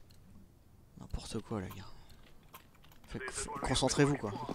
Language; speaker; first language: French; native; French